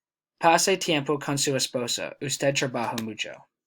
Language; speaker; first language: Spanish; non-native, learner; English